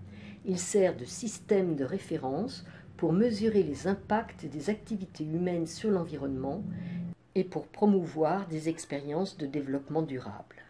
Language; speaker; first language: French; native; French